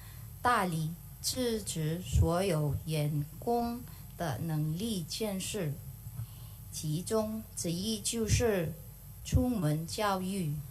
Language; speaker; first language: Chinese; non-native, learner; Indonesian